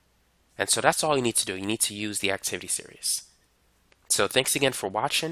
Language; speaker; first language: English; native; English